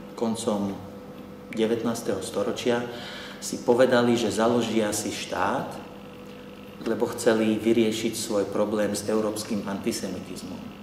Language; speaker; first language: Slovak; early bilingual, heritage; Arabic